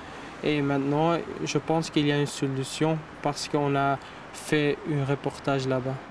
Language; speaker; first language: French; non-native, learner; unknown